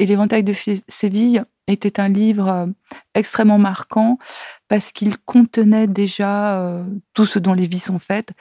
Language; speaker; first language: French; native; French